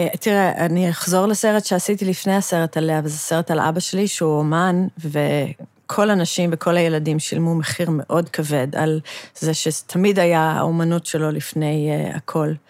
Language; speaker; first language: Hebrew; early bilingual, other home language; English